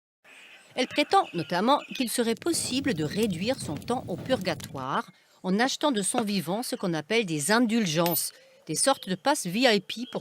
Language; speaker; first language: French; native; French